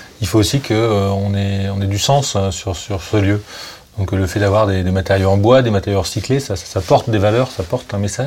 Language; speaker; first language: French; native; French